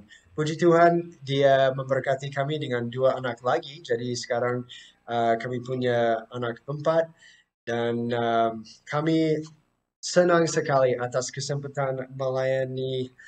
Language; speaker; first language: Indonesian; non-native, fluent; English